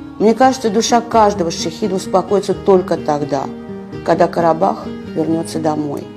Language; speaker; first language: Russian; native; Russian